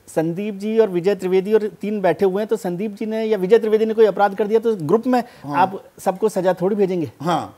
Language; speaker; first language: Hindi; native; Hindi